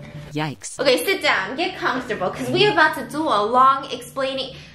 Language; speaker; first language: English; early bilingual, other home language; Korean